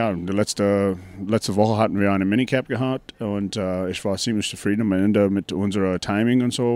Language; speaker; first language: German; non-native, fluent; English